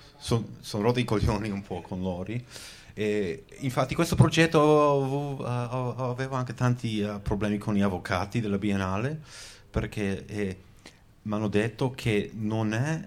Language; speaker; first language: Italian; early bilingual, heritage; Venetian